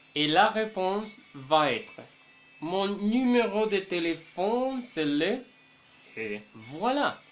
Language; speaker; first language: French; non-native, fluent; Spanish